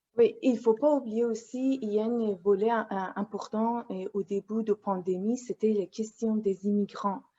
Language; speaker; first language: French; non-native, fluent; Persian